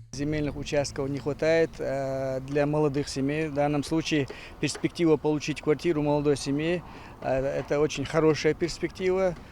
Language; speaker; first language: Russian; non-native, local second language; Chechen